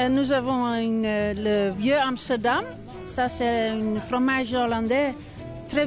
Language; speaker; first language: French; non-native, learner; Dutch